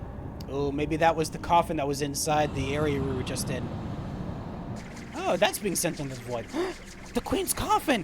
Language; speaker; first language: English; native; English